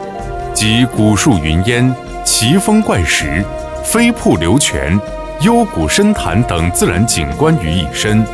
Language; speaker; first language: Chinese; native; Chinese